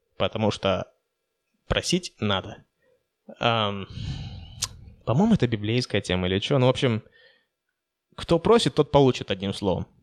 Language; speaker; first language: Russian; native; Russian